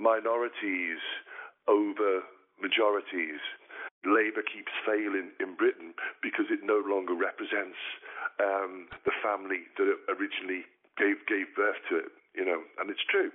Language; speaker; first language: English; native; English